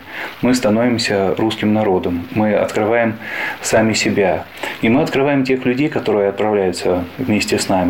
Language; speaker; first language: Russian; native; Russian